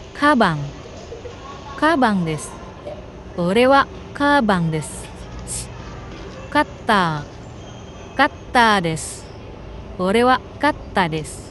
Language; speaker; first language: Japanese; non-native, fluent; Indonesian